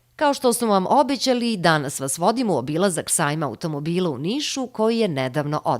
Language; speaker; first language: Serbian; native; Serbian